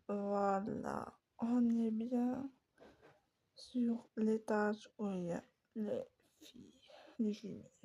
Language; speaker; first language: French; native; French